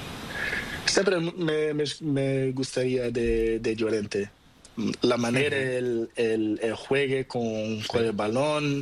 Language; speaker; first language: Spanish; non-native, learner; Portuguese